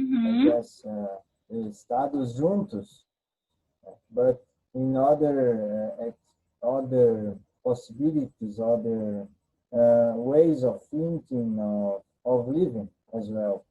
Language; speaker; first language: English; non-native, learner; Portuguese